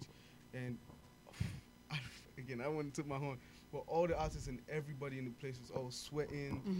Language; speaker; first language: English; non-native, local second language; Yoruba